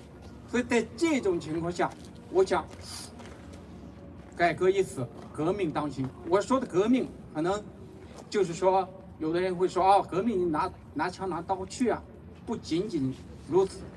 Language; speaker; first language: Chinese; native; Chinese